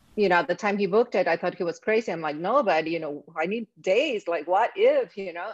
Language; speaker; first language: English; non-native, fluent; Spanish